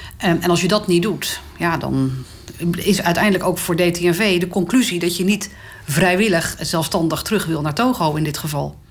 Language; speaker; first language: Dutch; native; Dutch